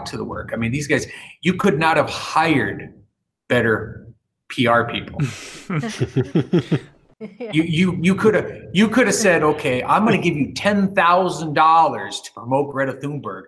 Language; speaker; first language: English; native; English